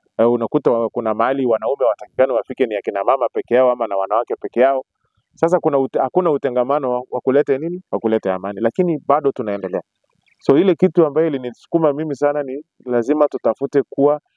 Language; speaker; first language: Swahili; non-native, local second language; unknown